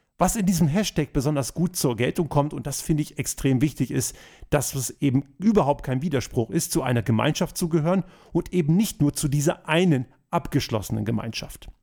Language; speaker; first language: German; early bilingual, other home language; Croatian